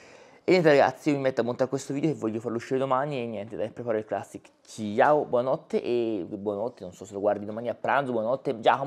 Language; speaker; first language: Italian; native; Italian